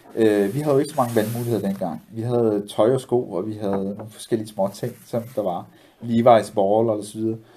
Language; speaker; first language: Danish; early bilingual, other home language; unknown